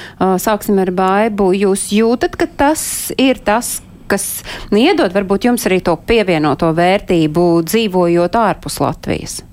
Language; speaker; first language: Latvian; native; Latvian